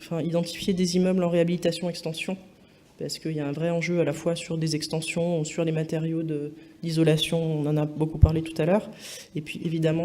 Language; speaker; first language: French; native; French